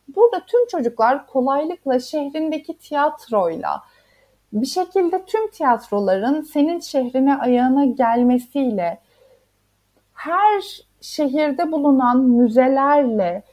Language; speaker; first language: Turkish; native; Turkish